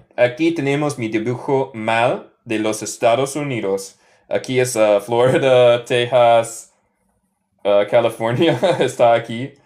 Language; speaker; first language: Spanish; non-native, fluent; English